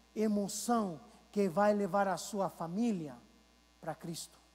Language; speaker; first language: Portuguese; non-native, fluent; Arabic